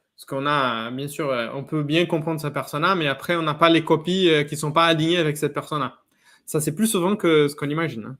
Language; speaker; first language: French; non-native, fluent; Portuguese